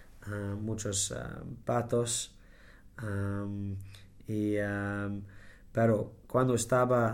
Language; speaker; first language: Spanish; non-native, learner; English